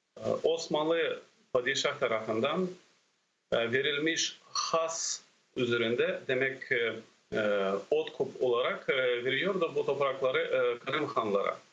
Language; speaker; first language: Turkish; non-native, fluent; Ukrainian